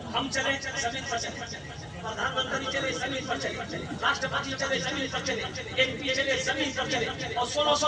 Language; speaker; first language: Urdu; native; Urdu